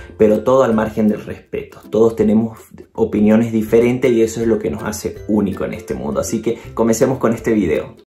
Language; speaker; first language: Spanish; native; Spanish